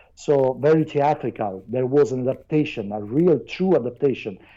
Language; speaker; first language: English; non-native, fluent; Italian